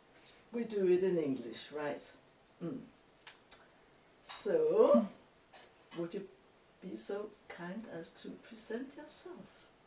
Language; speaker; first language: English; non-native, fluent; Danish